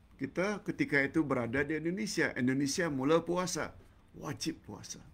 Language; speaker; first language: Malay; native; Malay